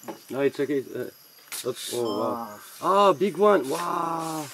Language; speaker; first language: English; non-native, learner; French